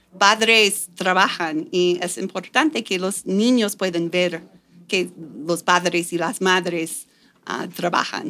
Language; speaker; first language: Spanish; non-native, fluent; English